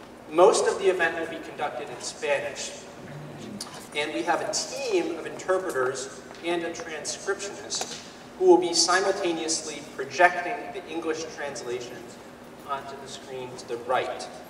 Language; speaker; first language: English; native; English